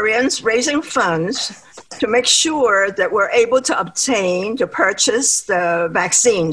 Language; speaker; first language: English; non-native, local second language; Cantonese